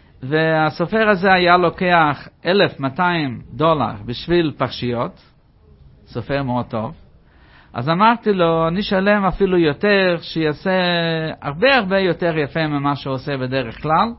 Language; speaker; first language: Hebrew; non-native, fluent; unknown